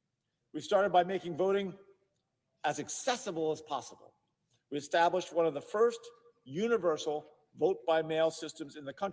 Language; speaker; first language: English; native; English